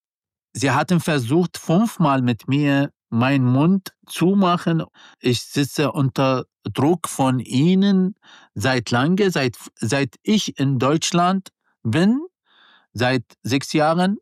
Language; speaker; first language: German; non-native, learner; Arabic